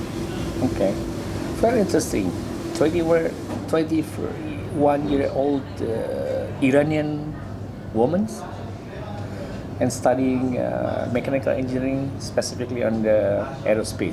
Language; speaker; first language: English; non-native, learner; Indonesian